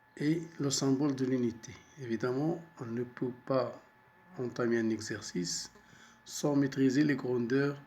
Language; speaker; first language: French; non-native, local second language; Arabic